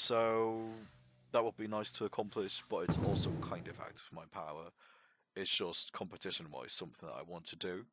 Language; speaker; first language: English; non-native, fluent; German